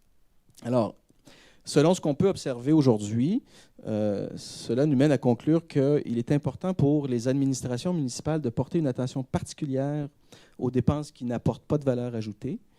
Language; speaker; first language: French; native; French